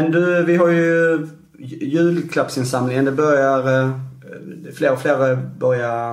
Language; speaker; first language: Swedish; native; Swedish